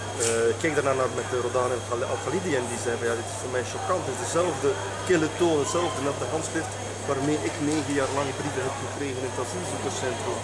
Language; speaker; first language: Dutch; non-native, fluent; French